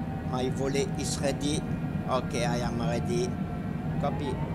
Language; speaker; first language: English; non-native, learner; French